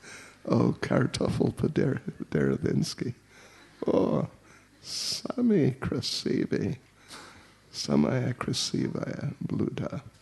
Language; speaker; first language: Russian; non-native, learner; English